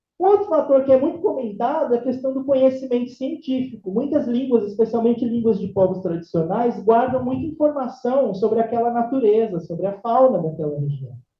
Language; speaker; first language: Portuguese; native; Portuguese